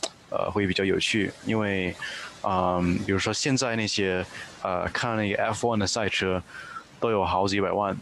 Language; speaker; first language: Chinese; early bilingual, heritage; Chinese